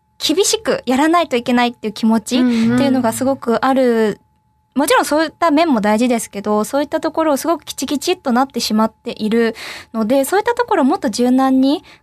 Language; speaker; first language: Japanese; native; Japanese